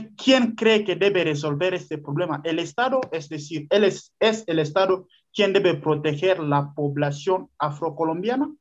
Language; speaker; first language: Spanish; non-native, fluent; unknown